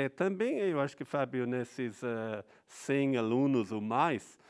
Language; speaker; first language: Portuguese; non-native, fluent; English